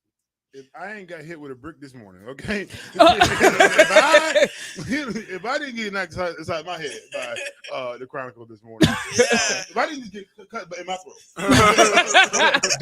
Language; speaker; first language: English; native; English